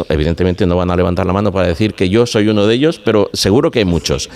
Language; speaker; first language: Spanish; native; Spanish